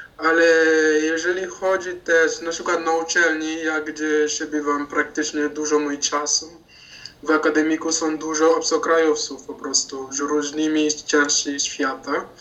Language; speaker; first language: Polish; non-native, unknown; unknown